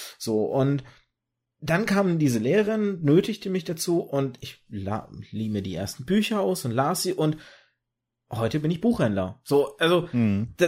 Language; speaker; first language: German; early bilingual, other home language; Russian